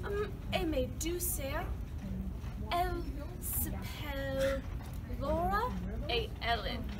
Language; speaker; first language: French; non-native, learner; English